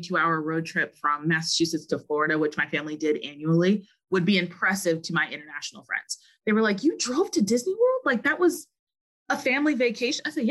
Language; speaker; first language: English; native; English